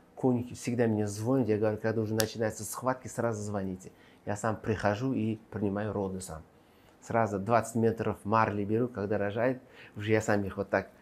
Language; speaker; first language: Russian; non-native, local second language; Uzbek